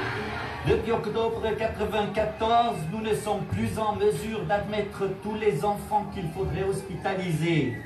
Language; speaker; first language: French; non-native, local second language; German